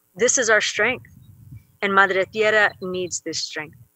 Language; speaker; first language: English; native; English